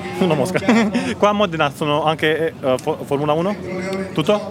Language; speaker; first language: Italian; non-native, learner; Romanian